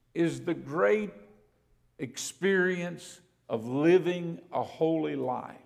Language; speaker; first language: English; native; English